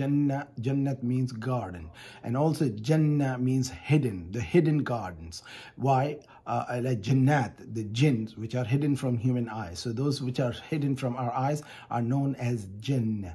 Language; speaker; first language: English; non-native, fluent; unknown